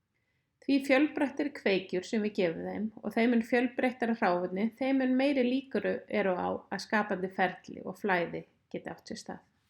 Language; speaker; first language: Icelandic; native; Icelandic